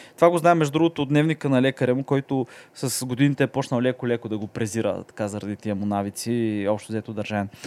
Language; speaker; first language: Bulgarian; native; Bulgarian